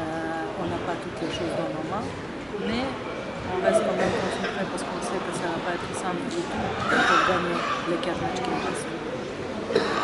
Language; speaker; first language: French; non-native, fluent; Serbian